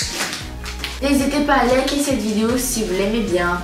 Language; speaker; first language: French; early bilingual, other home language; Russian